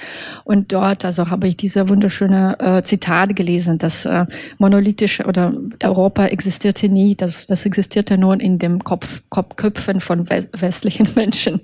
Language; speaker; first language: German; non-native, fluent; Russian